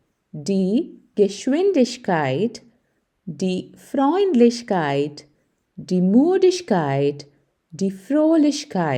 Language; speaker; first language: German; non-native, fluent; Malayalam